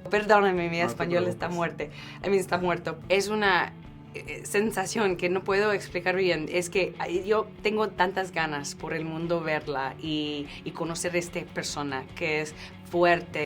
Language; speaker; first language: Spanish; non-native, learner; English